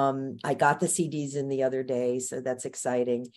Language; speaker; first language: English; native; English